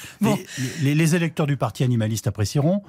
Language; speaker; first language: French; native; French